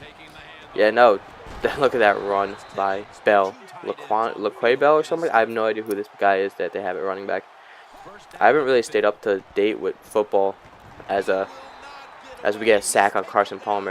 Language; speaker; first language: English; native; English